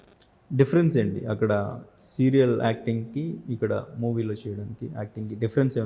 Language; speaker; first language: Telugu; native; Telugu